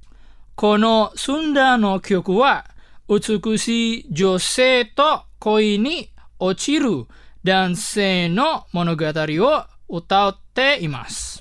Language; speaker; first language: Japanese; non-native, fluent; Indonesian